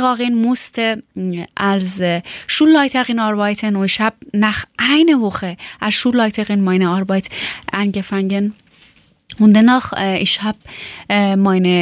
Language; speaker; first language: German; non-native, learner; Persian